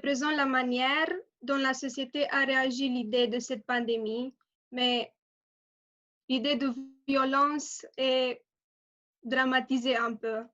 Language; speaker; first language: French; non-native, learner; Romanian